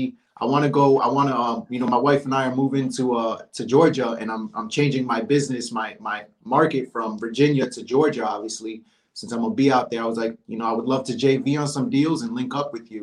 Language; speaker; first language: English; native; English